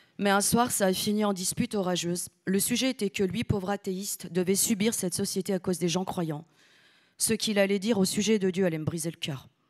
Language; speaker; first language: French; early bilingual, other home language; Italian